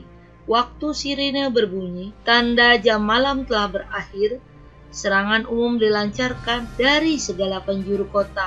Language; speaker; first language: Indonesian; native; Indonesian